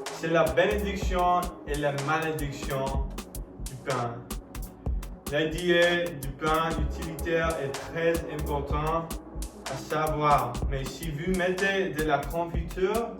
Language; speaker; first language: French; non-native, learner; English